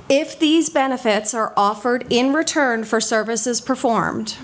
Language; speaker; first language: English; native; English